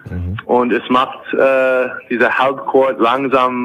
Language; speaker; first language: German; non-native, fluent; English